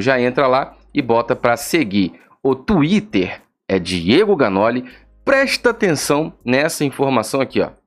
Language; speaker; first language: Portuguese; native; Portuguese